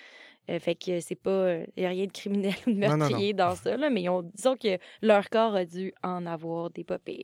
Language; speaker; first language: French; native; French